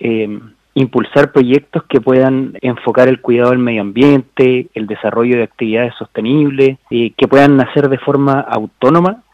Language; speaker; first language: Spanish; native; Spanish